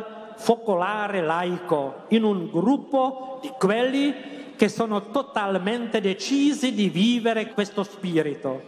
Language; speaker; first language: Italian; non-native, fluent; Czech